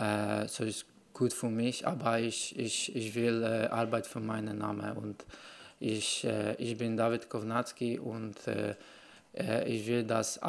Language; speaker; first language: German; non-native, learner; Polish